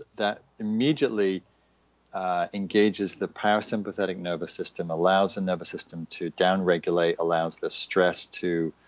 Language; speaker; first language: English; native; English